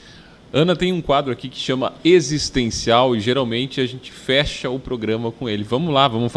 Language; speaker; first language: Portuguese; native; Portuguese